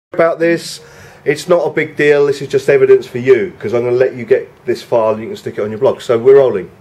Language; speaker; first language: English; native; English